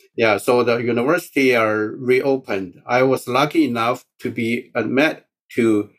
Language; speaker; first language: English; non-native, learner; Chinese